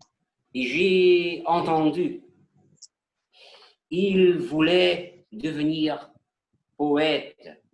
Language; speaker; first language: French; non-native, learner; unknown